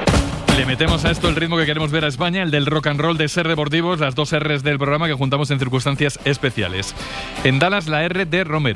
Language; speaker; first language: Spanish; native; Spanish